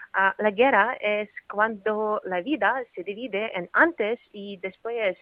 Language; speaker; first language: Spanish; non-native, learner; Ukrainian